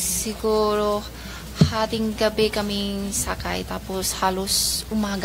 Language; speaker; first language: Filipino; non-native, learner; Chinese